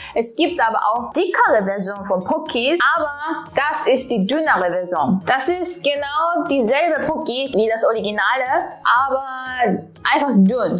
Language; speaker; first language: German; non-native, fluent; Japanese